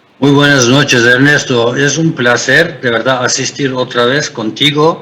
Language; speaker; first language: Spanish; non-native, fluent; Turkish